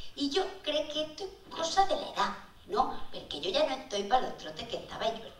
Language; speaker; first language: Spanish; non-native, local second language; Catalan